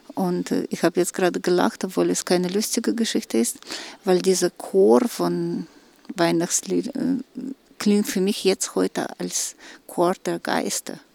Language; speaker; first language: German; non-native, fluent; Russian